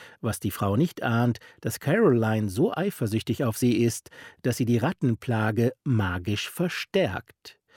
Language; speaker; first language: German; native; German